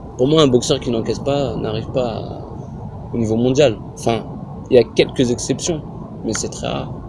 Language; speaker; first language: French; early bilingual, other home language; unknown